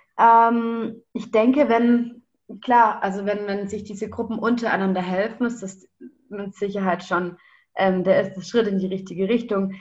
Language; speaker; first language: German; native; German